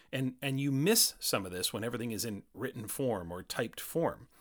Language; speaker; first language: English; native; English